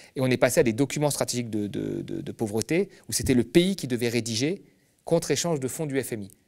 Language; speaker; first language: French; native; French